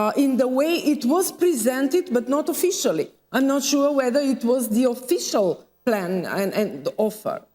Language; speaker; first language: English; non-native, fluent; Macedonian